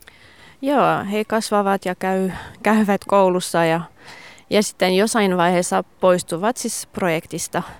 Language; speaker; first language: Finnish; non-native, fluent; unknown